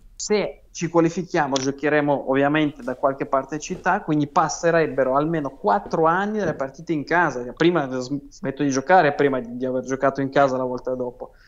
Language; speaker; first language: Italian; non-native, fluent; Russian